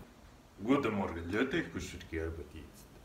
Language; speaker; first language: German; non-native, learner; Russian